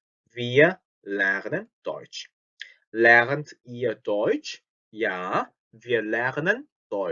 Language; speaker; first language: German; non-native, fluent; Korean